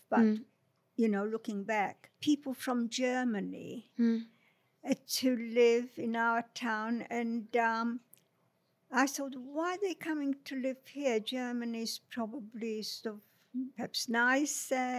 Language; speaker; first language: English; non-native, fluent; Polish